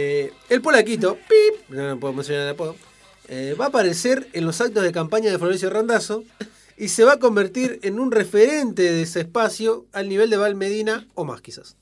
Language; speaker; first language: Spanish; native; Spanish